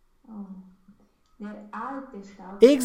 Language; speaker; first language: German; non-native, learner; Romanian